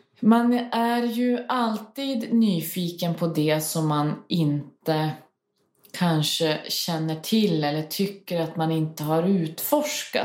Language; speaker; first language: Swedish; native; Swedish